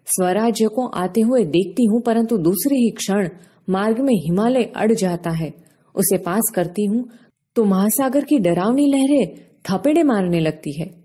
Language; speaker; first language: Hindi; non-native, local second language; Gujarati